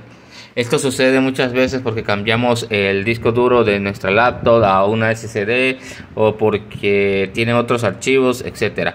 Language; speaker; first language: Spanish; native; Spanish